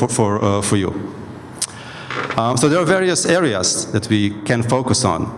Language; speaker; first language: English; non-native, fluent; Slovenian